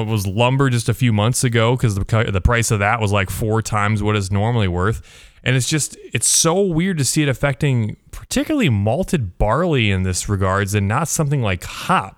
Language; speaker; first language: English; native; English